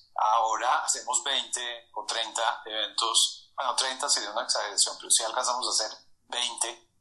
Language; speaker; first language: Spanish; native; Spanish